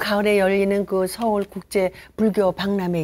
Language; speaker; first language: Korean; native; Korean